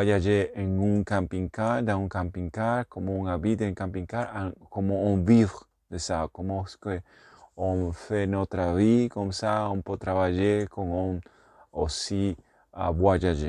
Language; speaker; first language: French; non-native, learner; Spanish